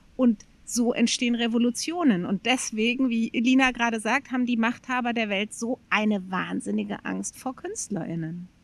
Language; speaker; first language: German; native; German